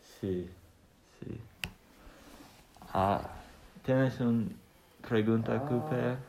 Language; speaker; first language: Spanish; non-native, learner; English